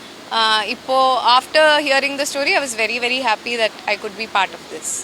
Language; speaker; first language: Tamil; non-native, fluent; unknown